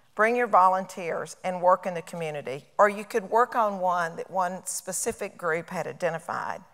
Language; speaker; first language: English; native; English